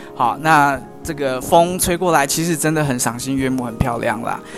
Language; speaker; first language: Chinese; native; Chinese